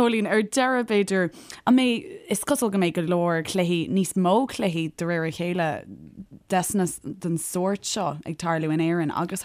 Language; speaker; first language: Irish; native; Irish